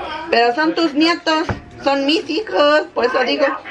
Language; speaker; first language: Spanish; early bilingual, heritage; Spanish